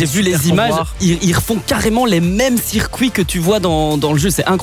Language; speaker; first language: French; native; French